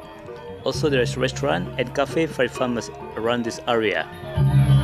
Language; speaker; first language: English; non-native, learner; Indonesian